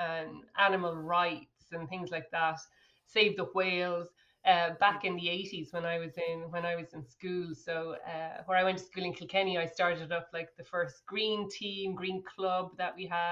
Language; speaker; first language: English; native; English